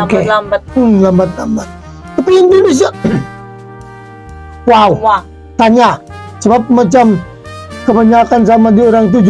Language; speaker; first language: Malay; non-native, fluent; Filipino